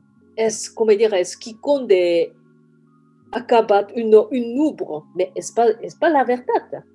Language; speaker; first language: French; non-native, fluent; Japanese